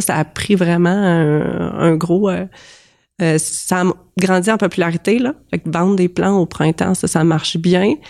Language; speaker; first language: French; native; French